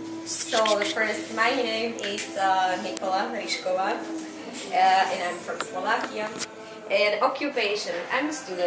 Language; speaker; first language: English; non-native, fluent; Slovak